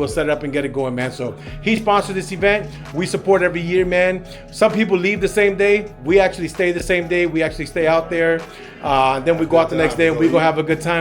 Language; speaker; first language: English; native; English